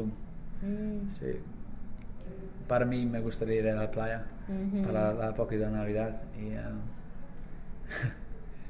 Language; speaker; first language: Spanish; non-native, learner; English